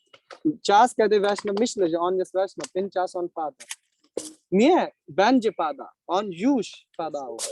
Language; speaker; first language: Polish; non-native, learner; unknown